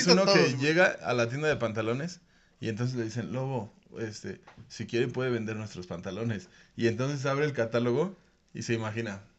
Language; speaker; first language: Spanish; native; Spanish